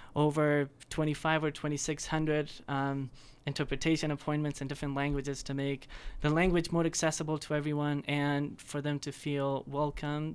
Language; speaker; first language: English; non-native, fluent; Persian